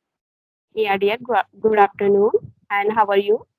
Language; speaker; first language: English; non-native, learner; Hindi